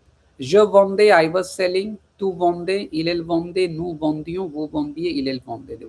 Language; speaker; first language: French; non-native, fluent; Hindi